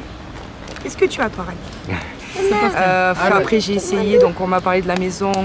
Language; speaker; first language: French; native; French